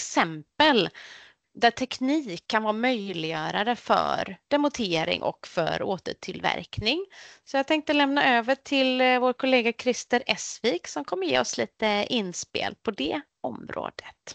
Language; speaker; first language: Swedish; native; Swedish